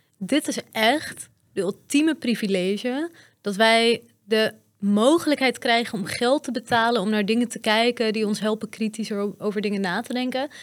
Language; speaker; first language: Dutch; early bilingual, other home language; Persian